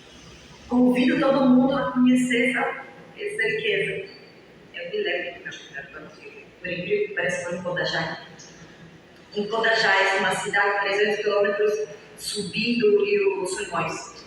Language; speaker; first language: Portuguese; non-native, fluent; Bulgarian